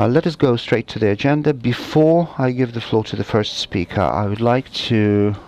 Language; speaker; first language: English; non-native, fluent; Russian